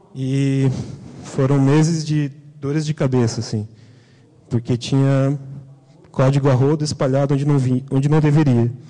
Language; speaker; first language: Portuguese; native; Portuguese